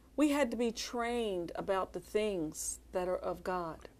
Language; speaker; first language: English; native; English